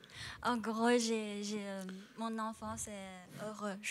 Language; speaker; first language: French; non-native, fluent; Chinese